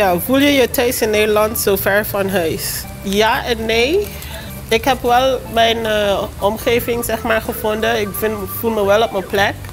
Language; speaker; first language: Dutch; non-native, local second language; English